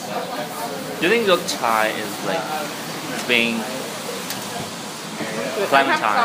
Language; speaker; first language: English; non-native, fluent; Chinese